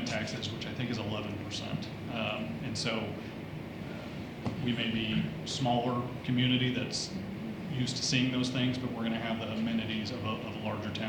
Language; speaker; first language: English; native; English